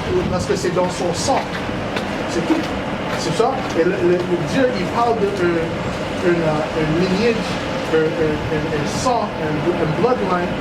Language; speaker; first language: French; non-native, learner; English